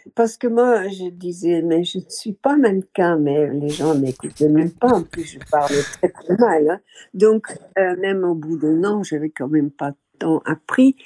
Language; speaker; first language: French; non-native, fluent; Dutch